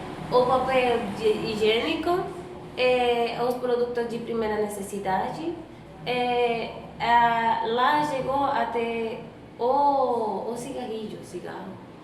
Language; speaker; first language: Portuguese; non-native, fluent; Spanish